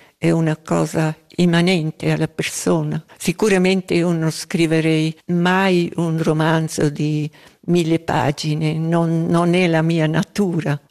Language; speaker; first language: Italian; non-native, local second language; Romansh